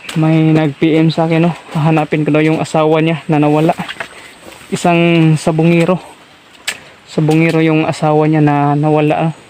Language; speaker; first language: Filipino; native; Filipino